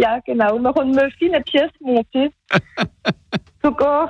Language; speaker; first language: German; non-native, local second language; French